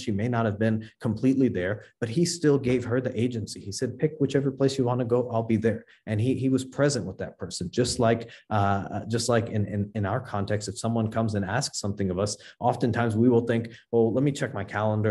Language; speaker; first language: English; native; English